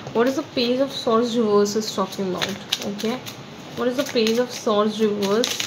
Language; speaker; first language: English; non-native, local second language; Bangla